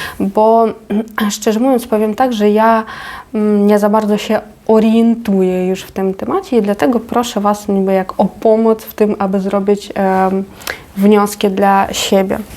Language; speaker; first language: Polish; non-native, fluent; Ukrainian